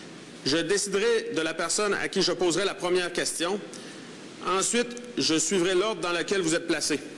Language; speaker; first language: French; native; French